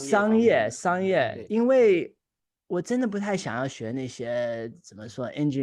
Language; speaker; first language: Chinese; early bilingual, heritage; Chinese